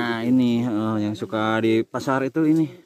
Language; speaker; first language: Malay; non-native, local second language; Sundanese